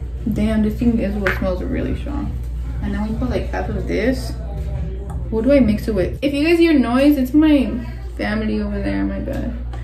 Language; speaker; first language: English; early bilingual, other home language; Spanish